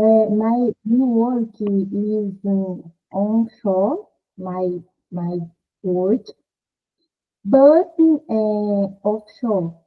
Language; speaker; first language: English; non-native, learner; Portuguese